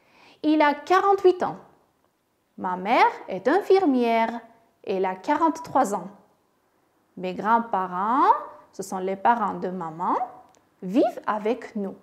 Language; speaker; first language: French; non-native, fluent; Armenian